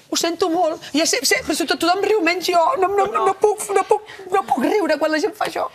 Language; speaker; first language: Catalan; native; Catalan